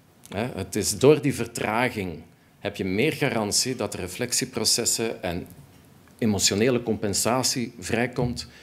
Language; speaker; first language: Dutch; native; Dutch